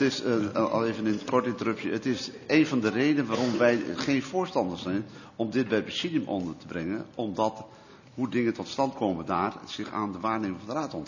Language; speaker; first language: Dutch; native; Dutch